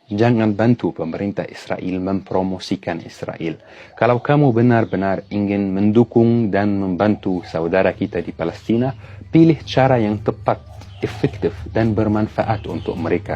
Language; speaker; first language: Indonesian; non-native, fluent; Arabic